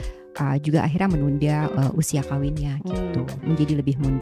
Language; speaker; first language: Indonesian; native; Indonesian